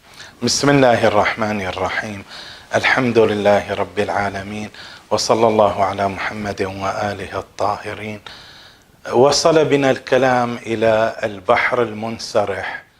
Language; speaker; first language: Arabic; native; Arabic